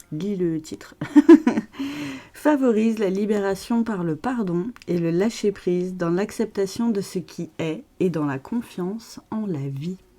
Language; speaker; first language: French; native; French